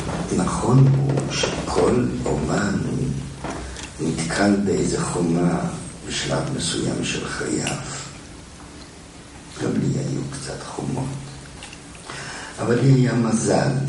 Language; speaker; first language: Hebrew; non-native, fluent; German